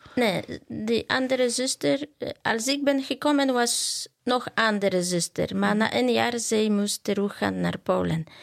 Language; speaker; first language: Dutch; non-native, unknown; Polish